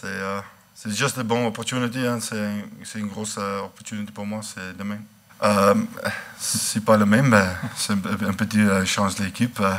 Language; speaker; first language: French; non-native, learner; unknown